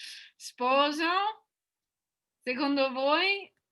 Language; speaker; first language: Italian; non-native, fluent; English